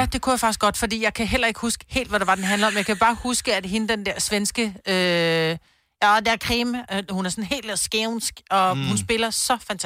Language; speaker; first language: Danish; native; Danish